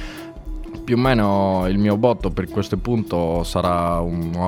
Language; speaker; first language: Italian; non-native, learner; Spanish